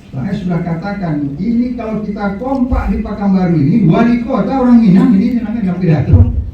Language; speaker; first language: Indonesian; native; Indonesian